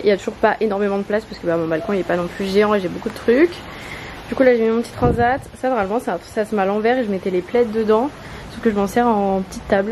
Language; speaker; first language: French; native; French